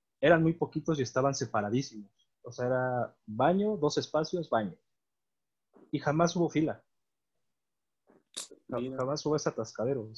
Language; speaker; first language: Spanish; native; Spanish